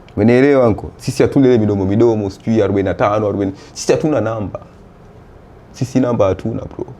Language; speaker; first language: Swahili; native; Swahili